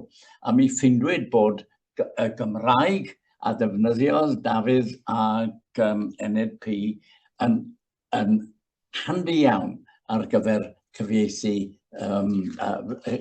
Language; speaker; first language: Welsh; native; Welsh